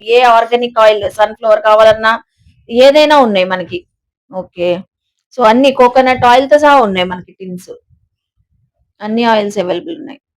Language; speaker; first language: Telugu; native; Telugu